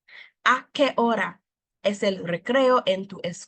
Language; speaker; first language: Spanish; non-native, fluent; English